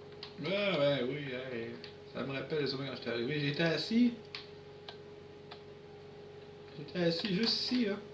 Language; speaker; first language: French; native; French